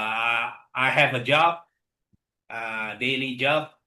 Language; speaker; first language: English; non-native, learner; Indonesian